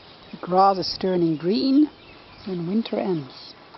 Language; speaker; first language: English; non-native, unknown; Dutch